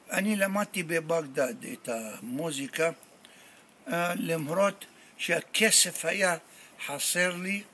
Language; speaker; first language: Hebrew; non-native, fluent; Arabic